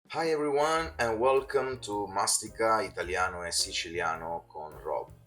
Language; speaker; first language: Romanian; non-native, learner; Italian